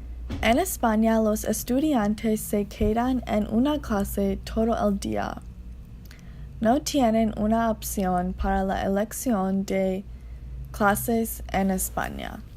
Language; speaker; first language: Spanish; non-native, learner; English